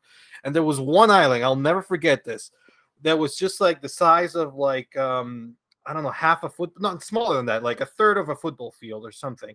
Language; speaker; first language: English; early bilingual, other home language; Spanish